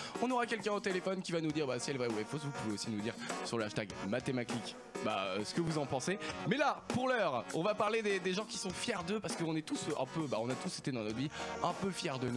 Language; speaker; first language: French; native; French